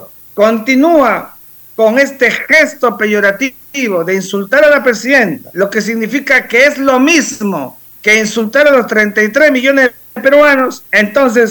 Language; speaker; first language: Spanish; native; Spanish